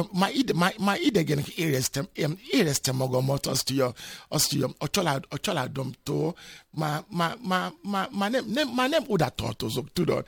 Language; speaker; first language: Hungarian; non-native, fluent; Yoruba